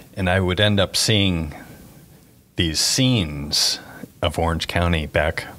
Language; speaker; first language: English; native; English